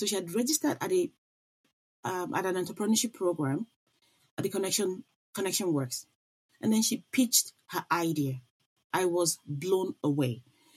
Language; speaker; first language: English; non-native, local second language; Igbo